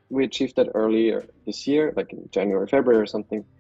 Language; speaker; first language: English; non-native, fluent; German